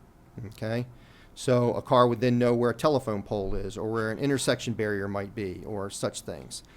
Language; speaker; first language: English; native; English